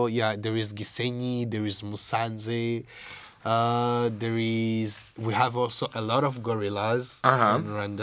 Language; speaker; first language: English; non-native, local second language; Kinyarwanda